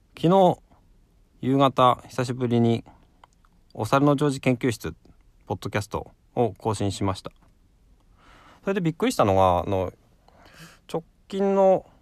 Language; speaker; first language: Japanese; native; Japanese